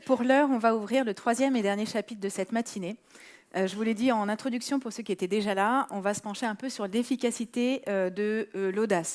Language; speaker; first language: French; native; French